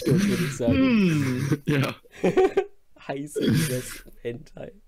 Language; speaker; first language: German; native; German